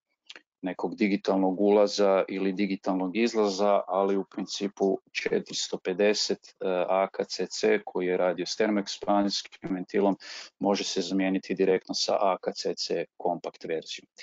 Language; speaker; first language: Serbian; native; Serbian